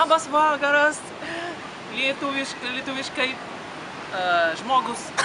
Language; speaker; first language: Lithuanian; non-native, learner; Russian